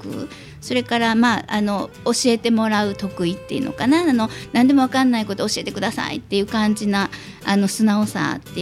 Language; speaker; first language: Japanese; native; Japanese